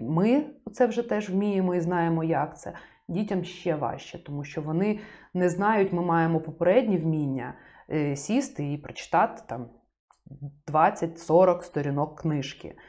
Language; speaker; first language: Ukrainian; native; Ukrainian